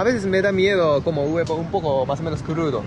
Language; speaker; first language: Spanish; non-native, learner; Japanese